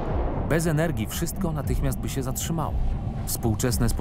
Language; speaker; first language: Polish; native; Polish